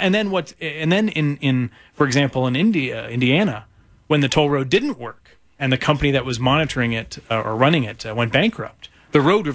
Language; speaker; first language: English; native; English